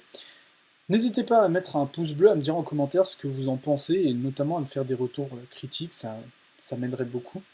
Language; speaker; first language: French; native; French